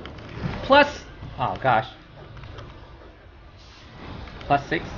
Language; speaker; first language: English; native; English